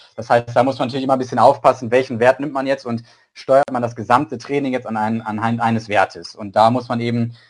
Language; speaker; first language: German; native; German